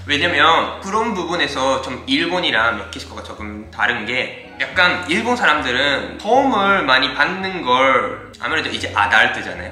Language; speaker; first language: Korean; non-native, fluent; Japanese